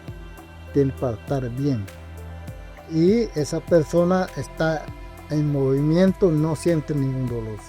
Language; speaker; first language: Spanish; non-native, local second language; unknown